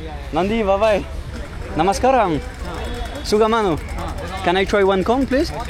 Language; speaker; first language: English; non-native, learner; French